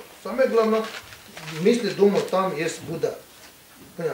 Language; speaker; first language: Russian; non-native, learner; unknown